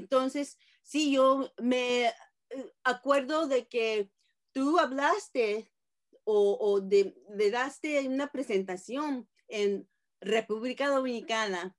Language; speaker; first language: Spanish; non-native, fluent; Japanese